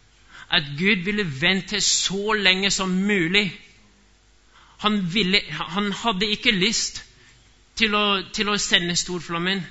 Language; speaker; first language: Norwegian; non-native, fluent; English